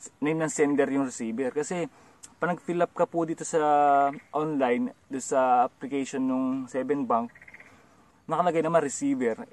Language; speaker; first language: Filipino; native; Filipino